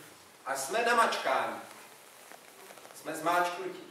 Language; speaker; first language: Russian; non-native, learner; Czech